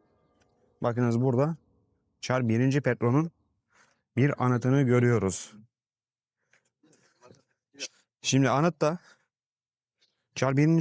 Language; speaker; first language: Turkish; native; Turkish